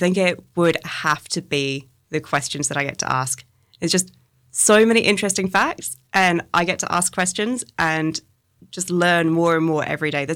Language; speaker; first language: English; native; English